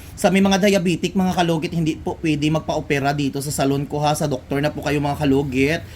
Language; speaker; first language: Filipino; non-native, local second language; Cebuano